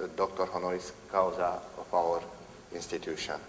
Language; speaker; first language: English; non-native, fluent; Romanian